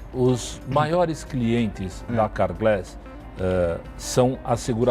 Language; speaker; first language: Portuguese; native; Portuguese